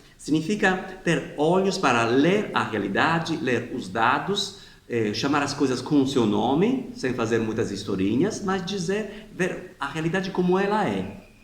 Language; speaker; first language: Portuguese; non-native, fluent; Italian